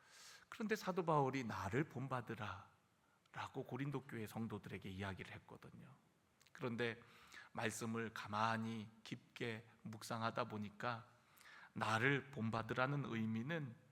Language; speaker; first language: Korean; native; Korean